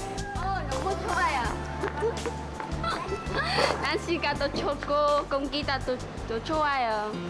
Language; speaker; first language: Korean; non-native, learner; Vietnamese